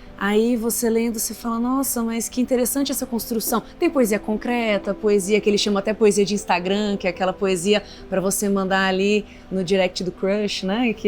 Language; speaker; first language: Portuguese; native; Portuguese